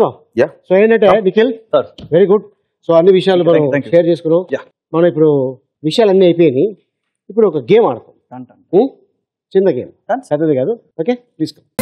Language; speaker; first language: Telugu; native; Telugu